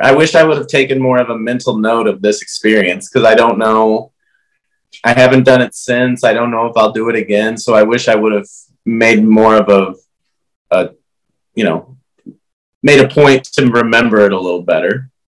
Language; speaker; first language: English; native; English